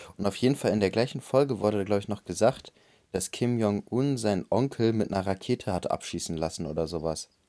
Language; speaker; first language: German; native; German